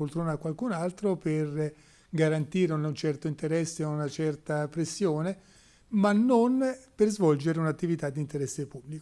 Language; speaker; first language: Italian; native; Italian